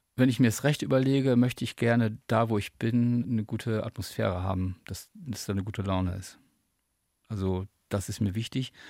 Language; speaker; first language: German; native; German